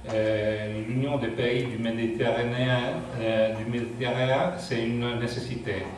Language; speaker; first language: French; non-native, fluent; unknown